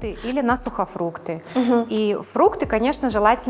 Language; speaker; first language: Russian; native; Russian